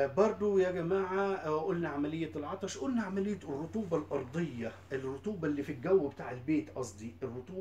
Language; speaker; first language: Arabic; native; Arabic